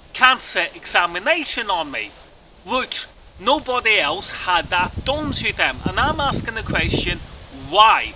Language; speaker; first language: English; native; English